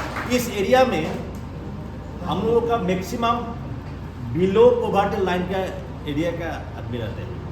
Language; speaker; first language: Hindi; non-native, local second language; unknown